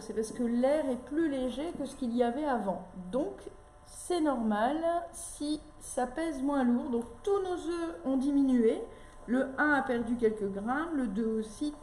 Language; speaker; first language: French; native; French